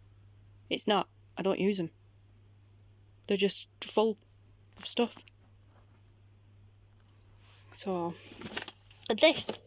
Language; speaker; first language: English; native; English